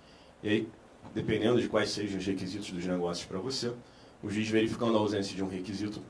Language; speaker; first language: Portuguese; native; Portuguese